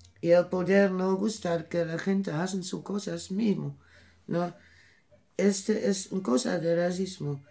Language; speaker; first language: Spanish; non-native, learner; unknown